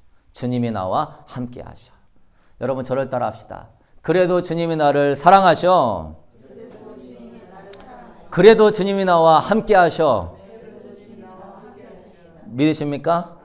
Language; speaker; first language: Korean; native; Korean